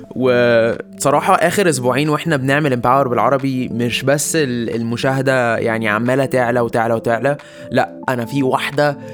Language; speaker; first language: Arabic; early bilingual, heritage; Arabic